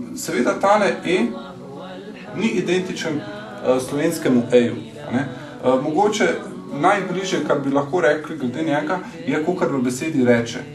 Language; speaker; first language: Slovenian; early bilingual, other home language; Bosnian